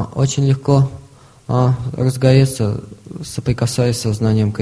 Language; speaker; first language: Russian; native; Russian